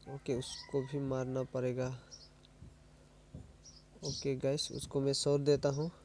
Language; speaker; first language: Hindi; non-native, local second language; Assamese